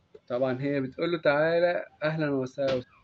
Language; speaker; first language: Arabic; native; Arabic